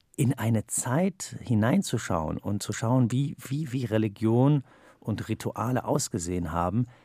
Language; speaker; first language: German; native; German